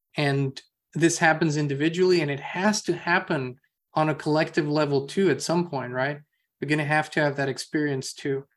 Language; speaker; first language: English; non-native, fluent; German